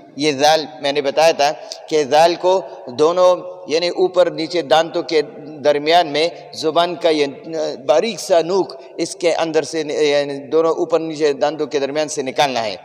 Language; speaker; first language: Urdu; non-native, local second language; Pashto